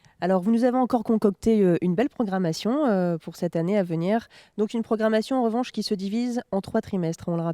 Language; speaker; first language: French; native; French